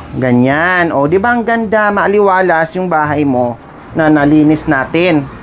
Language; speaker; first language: Filipino; non-native, local second language; Cebuano